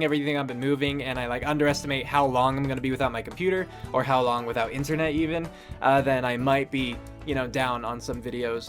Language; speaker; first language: English; native; English